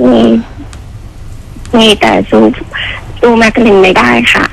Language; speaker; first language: Thai; non-native, fluent; Khmer